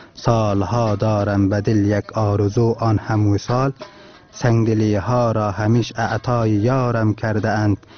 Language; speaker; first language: Persian; non-native, local second language; Turkmen